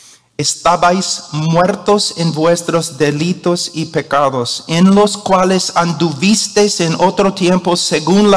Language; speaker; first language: Spanish; non-native, fluent; English